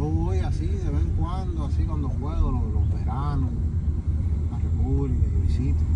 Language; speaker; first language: Spanish; native; Spanish